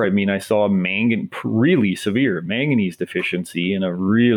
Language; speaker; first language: English; native; English